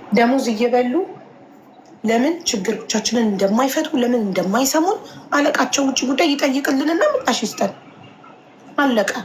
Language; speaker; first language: Amharic; native; Amharic